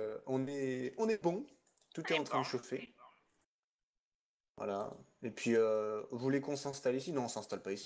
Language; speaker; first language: French; native; French